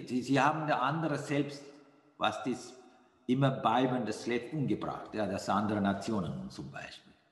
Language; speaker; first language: German; non-native, fluent; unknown